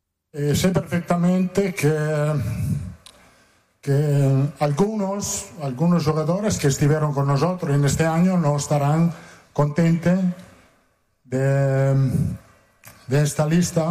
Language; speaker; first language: Portuguese; non-native, fluent; Italian